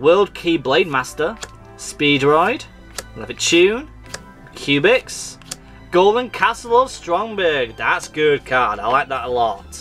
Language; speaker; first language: English; native; English